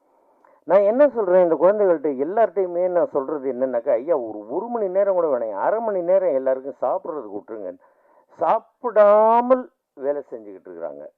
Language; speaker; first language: Tamil; native; Tamil